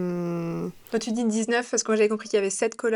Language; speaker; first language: French; native; French